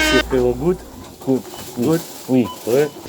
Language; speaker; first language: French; non-native, learner; English